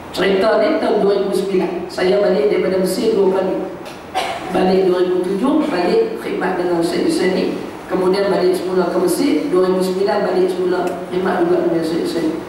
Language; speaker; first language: Malay; native; Malay